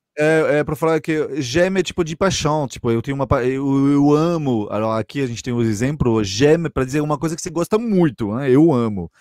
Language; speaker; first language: Portuguese; non-native, fluent; French